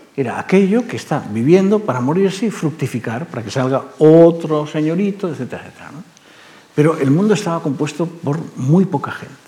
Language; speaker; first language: Spanish; native; Spanish